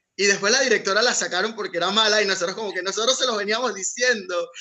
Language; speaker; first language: Spanish; native; Spanish